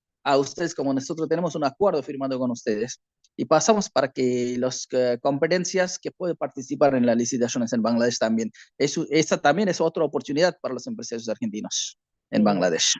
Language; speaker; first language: Spanish; non-native, learner; Bangla